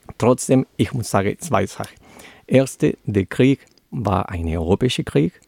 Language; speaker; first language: German; non-native, learner; Spanish